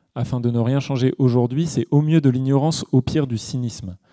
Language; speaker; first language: French; native; French